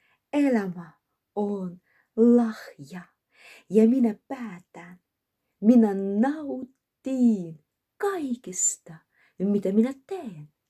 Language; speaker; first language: Finnish; non-native, learner; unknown